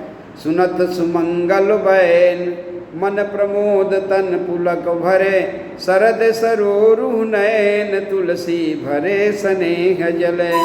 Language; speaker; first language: Hindi; native; Hindi